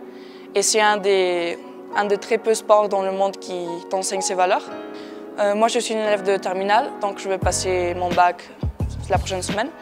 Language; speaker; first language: French; non-native, fluent; Spanish